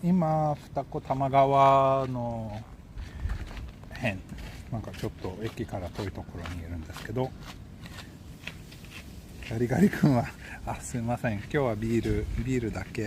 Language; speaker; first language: Japanese; non-native, fluent; Swedish